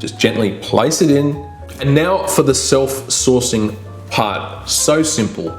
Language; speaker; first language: English; native; English